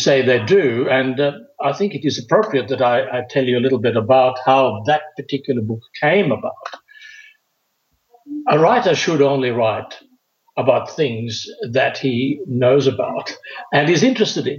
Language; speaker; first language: English; non-native, fluent; German